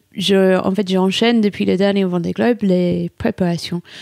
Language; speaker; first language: French; non-native, fluent; English